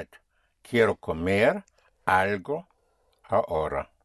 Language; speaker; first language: Spanish; non-native, fluent; English